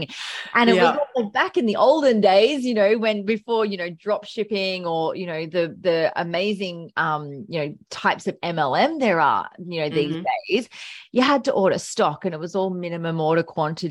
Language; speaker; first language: English; native; English